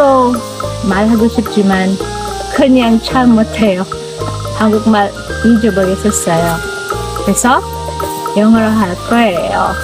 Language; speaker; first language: Korean; non-native, learner; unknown